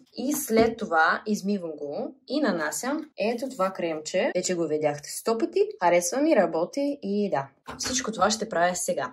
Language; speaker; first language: Bulgarian; non-native, fluent; Russian